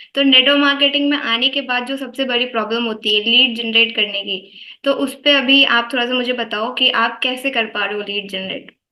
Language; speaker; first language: Hindi; native; Hindi